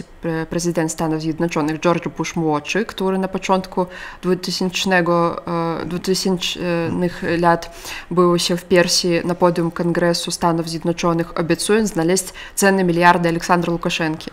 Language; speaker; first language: Polish; non-native, fluent; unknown